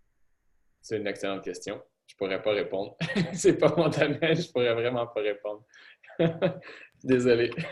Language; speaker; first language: French; native; French